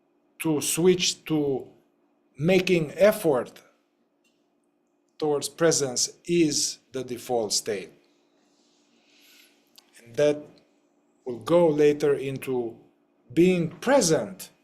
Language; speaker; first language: English; non-native, fluent; Romanian